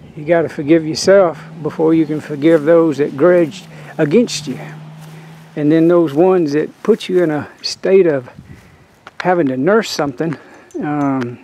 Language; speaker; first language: English; native; English